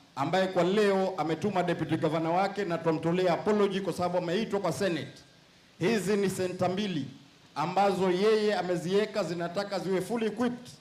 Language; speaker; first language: Swahili; native; Swahili